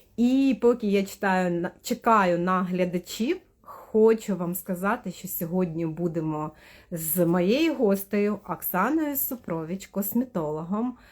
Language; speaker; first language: Ukrainian; non-native, local second language; Russian